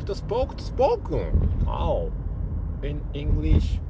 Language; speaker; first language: English; non-native, learner; Japanese